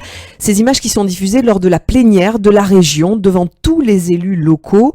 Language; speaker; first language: French; native; French